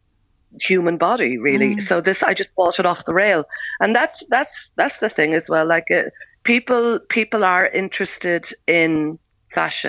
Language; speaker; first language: English; native; English